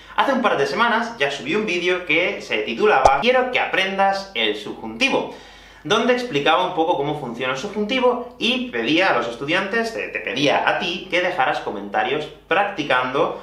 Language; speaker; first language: Spanish; native; Spanish